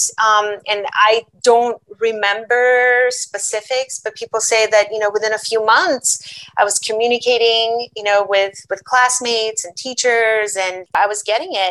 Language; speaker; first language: English; early bilingual, other home language; Portuguese